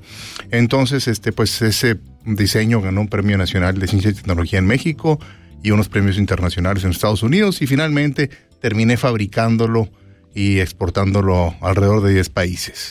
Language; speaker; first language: Spanish; native; Spanish